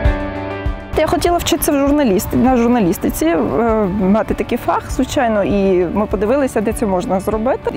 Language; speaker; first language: Ukrainian; non-native, fluent; Georgian